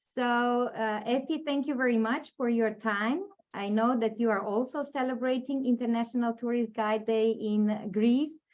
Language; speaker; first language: English; non-native, fluent; Slovenian